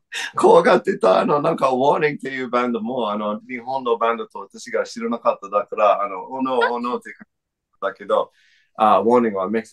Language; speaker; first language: Japanese; non-native, fluent; English